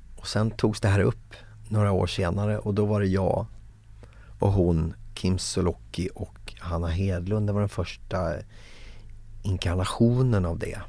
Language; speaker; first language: Swedish; native; Swedish